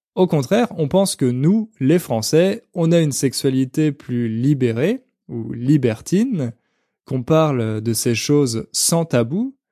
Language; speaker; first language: French; native; French